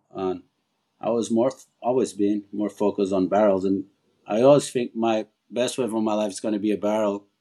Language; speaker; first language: English; non-native, fluent; Portuguese